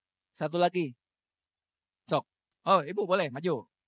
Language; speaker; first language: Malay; non-native, local second language; Sundanese